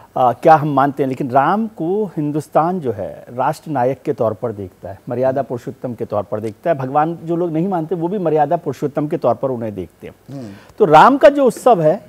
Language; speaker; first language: Hindi; native; Hindi